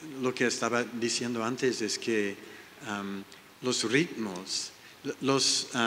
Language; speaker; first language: Spanish; non-native, learner; English